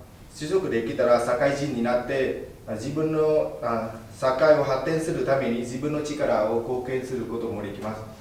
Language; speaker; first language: Japanese; non-native, fluent; Vietnamese